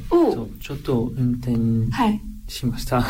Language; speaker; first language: Japanese; non-native, learner; French